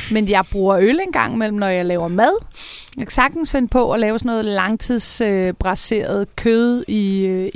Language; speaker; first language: Danish; native; Danish